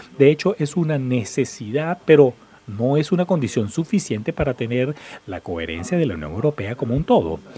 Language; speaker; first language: Spanish; non-native, fluent; English